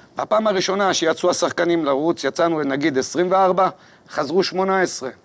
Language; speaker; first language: Hebrew; native; Hebrew